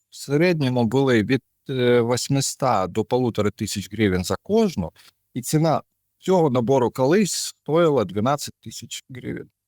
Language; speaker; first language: Ukrainian; non-native, local second language; Russian